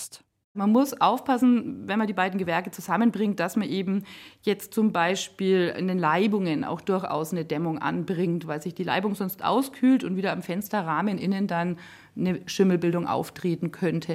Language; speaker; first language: German; native; German